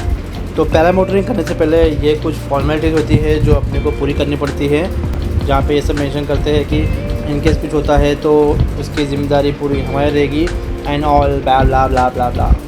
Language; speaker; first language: Hindi; native; Hindi